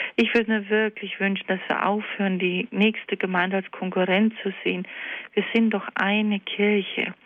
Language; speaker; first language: German; early bilingual, other home language; Croatian